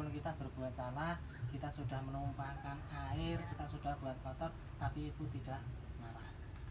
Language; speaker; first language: Indonesian; non-native, local second language; Javanese